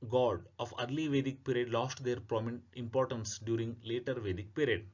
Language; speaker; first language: English; non-native, local second language; Kannada